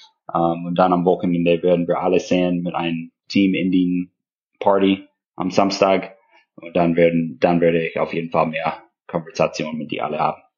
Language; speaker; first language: German; non-native, fluent; English